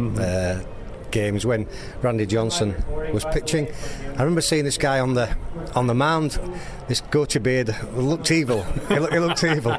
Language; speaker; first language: English; native; English